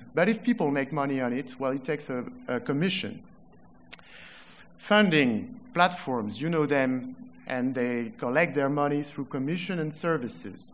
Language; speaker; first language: English; non-native, fluent; French